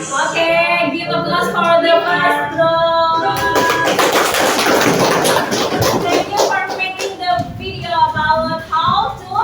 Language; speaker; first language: English; non-native, learner; Indonesian